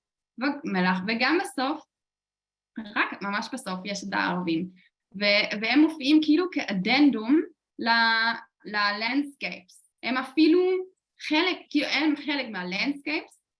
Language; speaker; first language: Hebrew; non-native, fluent; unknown